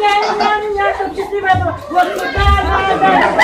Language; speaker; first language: Russian; native; Russian